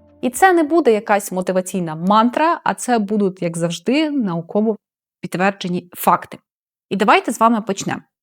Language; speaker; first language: Ukrainian; non-native, local second language; Russian